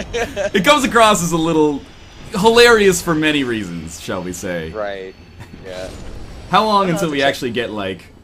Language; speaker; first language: English; native; English